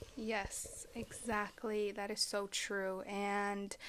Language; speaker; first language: English; early bilingual, other home language; Spanish